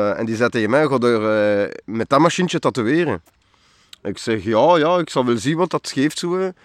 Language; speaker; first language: Dutch; non-native, fluent; French